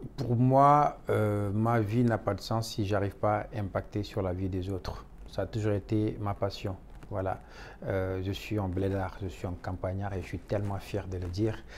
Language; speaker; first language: French; non-native, local second language; Wolof